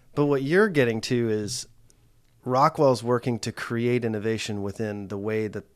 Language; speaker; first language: English; native; English